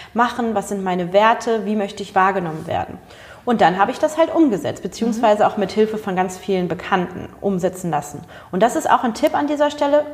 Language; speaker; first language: German; native; German